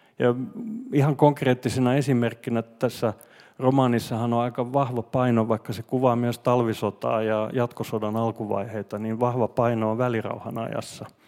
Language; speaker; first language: Finnish; non-native, local second language; Swedish